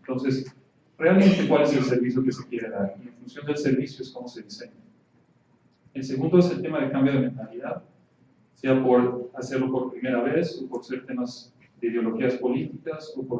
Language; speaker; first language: Spanish; native; Spanish